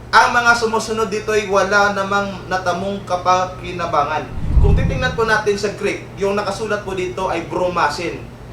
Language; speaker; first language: Filipino; native; Filipino